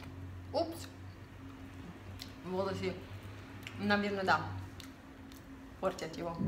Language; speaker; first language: Russian; non-native, fluent; Italian